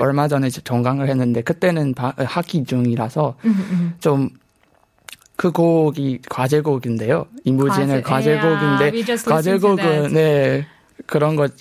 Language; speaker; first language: Korean; non-native, fluent; Burmese